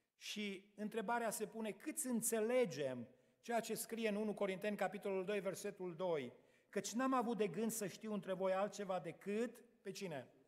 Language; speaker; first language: Romanian; native; Romanian